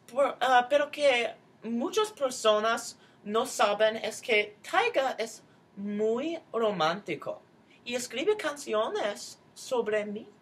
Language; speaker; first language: Spanish; non-native, learner; English